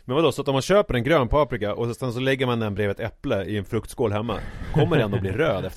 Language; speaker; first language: Swedish; native; Swedish